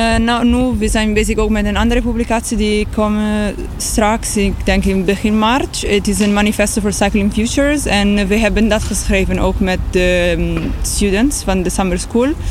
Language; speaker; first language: Dutch; non-native, learner; Italian